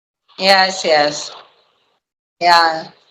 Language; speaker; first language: English; non-native, learner; Hindi